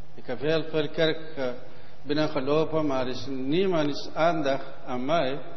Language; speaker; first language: Dutch; non-native, learner; Arabic